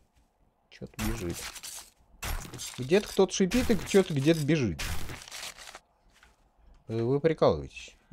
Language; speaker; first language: Russian; native; Russian